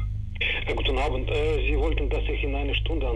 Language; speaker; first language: German; non-native, fluent; Russian